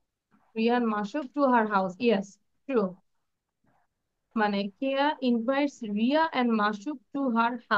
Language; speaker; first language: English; non-native, fluent; Bangla